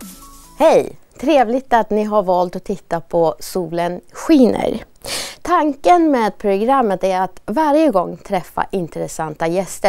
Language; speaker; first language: Swedish; native; Swedish